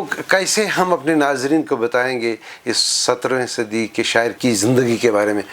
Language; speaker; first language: Urdu; non-native, local second language; Kashmiri